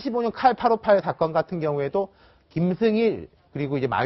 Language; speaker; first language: Korean; native; Korean